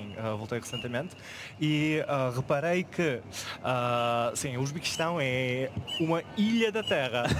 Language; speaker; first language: Portuguese; non-native, fluent; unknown